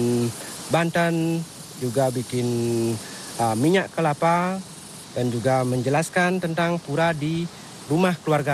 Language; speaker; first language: Indonesian; non-native, local second language; Balinese